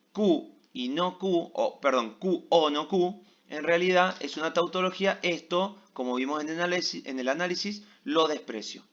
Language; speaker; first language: Spanish; native; Spanish